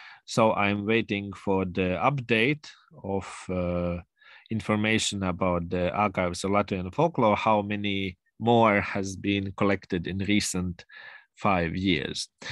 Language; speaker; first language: English; non-native, fluent; Latvian